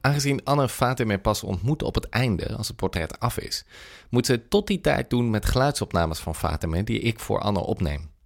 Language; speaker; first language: Dutch; native; Dutch